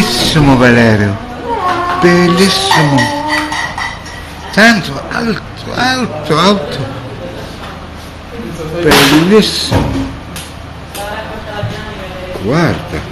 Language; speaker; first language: Italian; non-native, learner; English